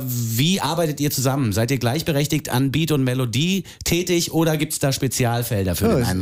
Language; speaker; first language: German; native; German